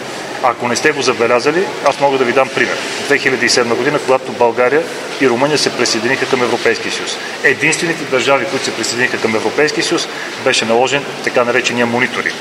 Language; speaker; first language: Bulgarian; native; Bulgarian